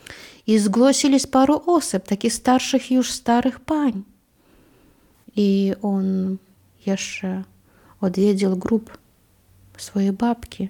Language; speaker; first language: Polish; non-native, learner; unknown